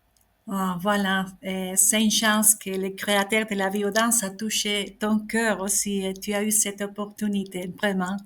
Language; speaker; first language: French; non-native, fluent; Spanish